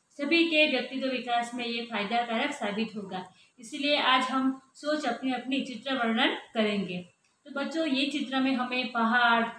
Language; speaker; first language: Hindi; non-native, local second language; Gujarati